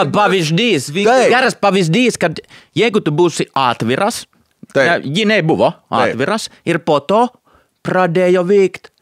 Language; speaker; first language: Lithuanian; non-native, fluent; Finnish